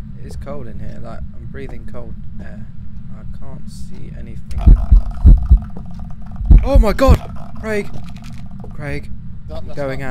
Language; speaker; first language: English; native; English